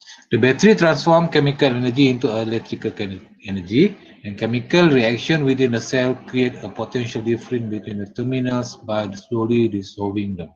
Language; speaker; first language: English; non-native, local second language; Malay